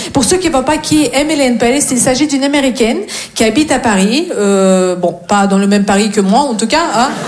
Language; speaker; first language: French; non-native, fluent; Russian